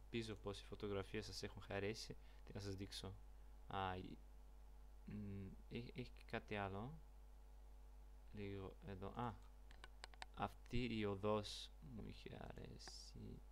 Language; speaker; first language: Greek; non-native, learner; Bulgarian